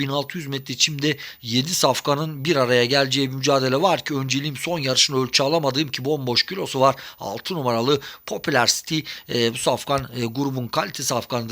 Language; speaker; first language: Turkish; native; Turkish